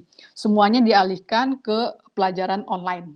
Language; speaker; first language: Indonesian; native; Indonesian